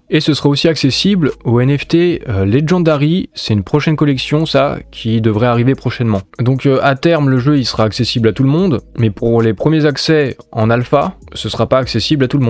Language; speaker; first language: French; native; French